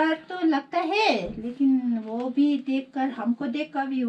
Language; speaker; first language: Hindi; non-native, local second language; Nepali